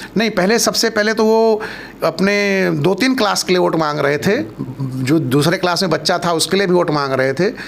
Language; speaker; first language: Hindi; non-native, local second language; Awadhi